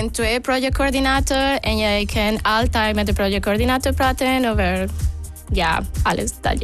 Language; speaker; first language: Dutch; non-native, fluent; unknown